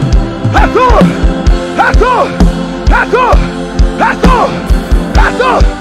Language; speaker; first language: Spanish; native; Spanish